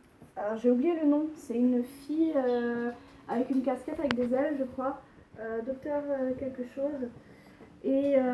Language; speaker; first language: French; native; French